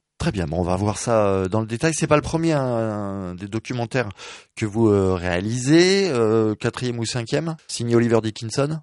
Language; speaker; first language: French; native; French